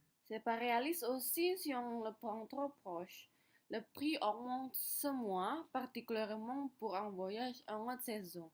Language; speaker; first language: French; non-native, learner; Indonesian